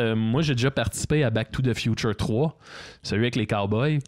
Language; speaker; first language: French; native; French